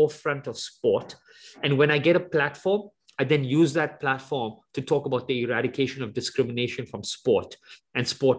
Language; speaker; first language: English; native; English